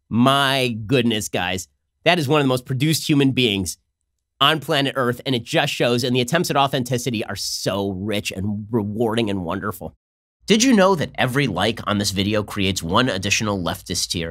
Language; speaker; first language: English; native; English